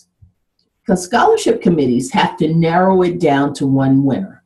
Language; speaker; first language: English; native; English